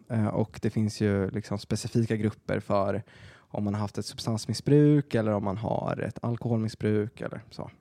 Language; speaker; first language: Swedish; native; Swedish